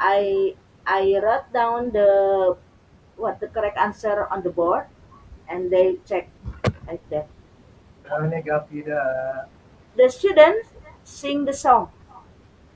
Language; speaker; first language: English; non-native, learner; Indonesian